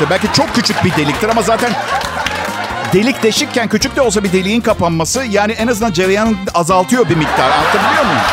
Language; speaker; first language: Turkish; non-native, fluent; Italian